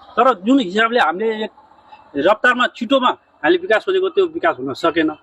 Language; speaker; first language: Nepali; native; Nepali